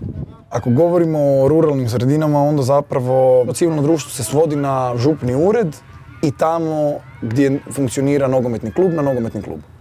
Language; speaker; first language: Croatian; native; Croatian